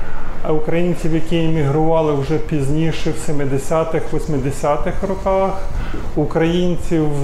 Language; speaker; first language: Ukrainian; native; Ukrainian